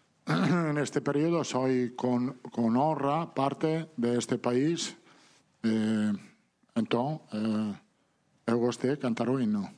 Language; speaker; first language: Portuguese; non-native, learner; Italian